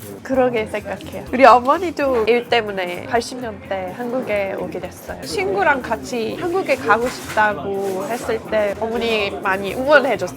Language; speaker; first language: Korean; non-native, fluent; English